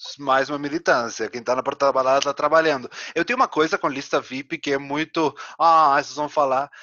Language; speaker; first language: Portuguese; non-native, fluent; Spanish